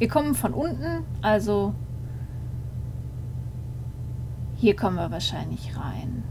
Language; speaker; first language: German; native; German